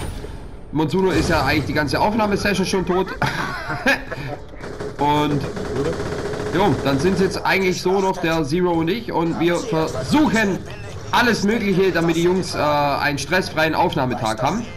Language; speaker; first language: German; native; German